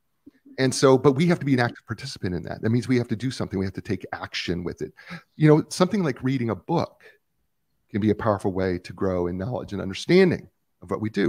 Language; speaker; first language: English; native; English